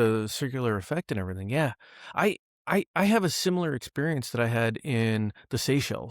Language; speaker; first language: English; native; English